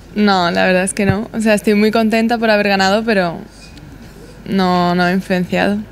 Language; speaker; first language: Spanish; native; Spanish